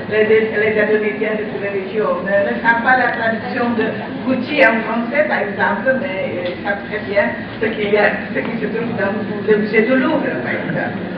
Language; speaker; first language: French; non-native, fluent; Indonesian